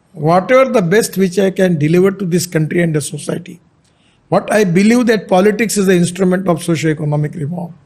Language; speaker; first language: English; non-native, local second language; Hindi